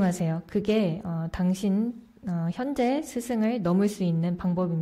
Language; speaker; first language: Korean; native; Korean